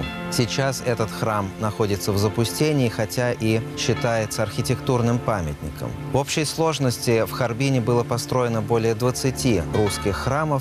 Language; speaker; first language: Russian; native; Russian